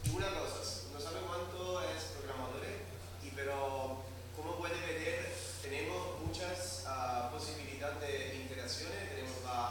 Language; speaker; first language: Spanish; non-native, learner; Italian